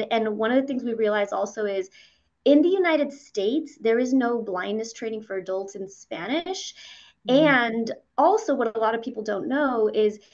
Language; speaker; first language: English; early bilingual, other home language; Spanish